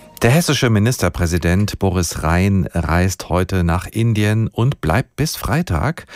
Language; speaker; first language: German; native; German